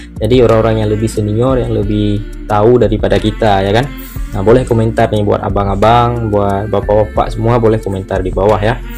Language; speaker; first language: Indonesian; native; Indonesian